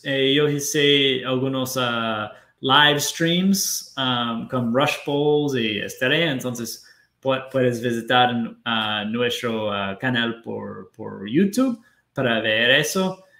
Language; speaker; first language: Spanish; non-native, fluent; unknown